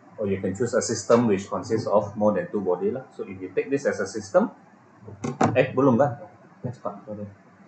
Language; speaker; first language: English; non-native, local second language; Malay